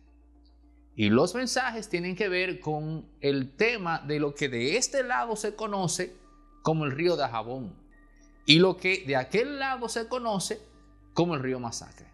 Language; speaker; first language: Spanish; native; Spanish